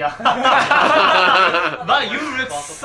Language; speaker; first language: English; non-native, learner; Japanese